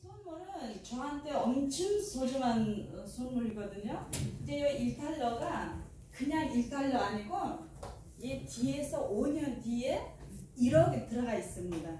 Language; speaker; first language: Korean; non-native, learner; Uzbek